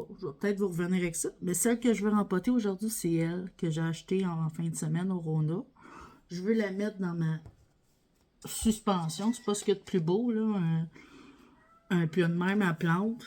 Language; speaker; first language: French; native; French